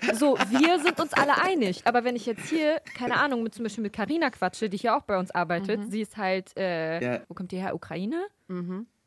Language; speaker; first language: German; native; German